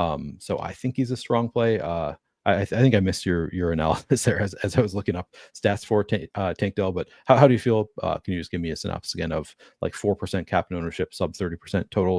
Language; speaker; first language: English; native; English